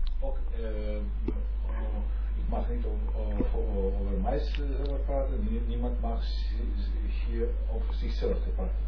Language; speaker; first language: Dutch; non-native, learner; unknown